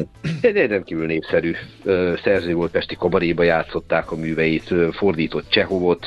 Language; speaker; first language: Hungarian; native; Hungarian